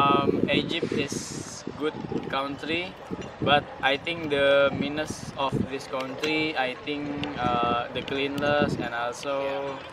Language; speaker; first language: English; non-native, learner; Indonesian